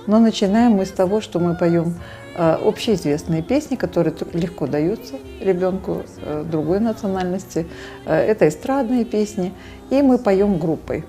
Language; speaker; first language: Russian; native; Russian